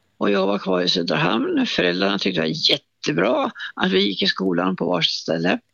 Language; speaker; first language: Swedish; native; Swedish